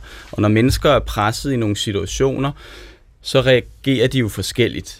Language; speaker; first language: Danish; native; Danish